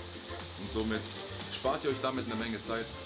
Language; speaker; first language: German; native; German